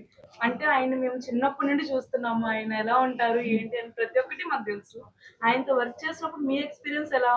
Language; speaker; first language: Telugu; native; Telugu